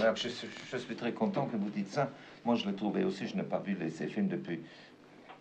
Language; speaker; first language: French; non-native, fluent; German